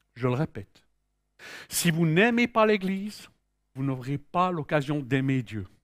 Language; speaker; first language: French; native; French